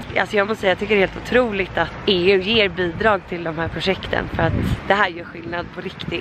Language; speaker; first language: Swedish; native; Swedish